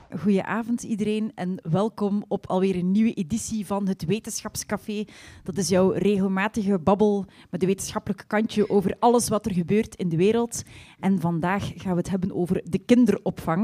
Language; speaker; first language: Dutch; native; Dutch